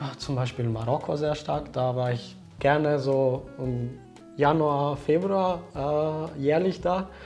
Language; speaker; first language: German; non-native, fluent; Slovenian